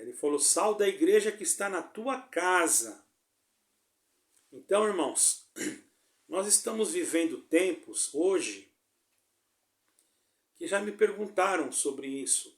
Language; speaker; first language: Portuguese; native; Portuguese